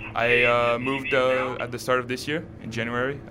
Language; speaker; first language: English; non-native, fluent; French